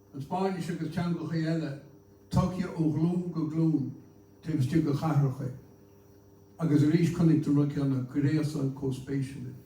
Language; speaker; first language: Irish; native; Irish